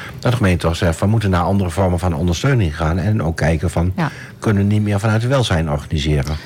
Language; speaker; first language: Dutch; native; Dutch